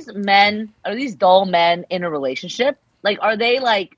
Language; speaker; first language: English; early bilingual, other home language; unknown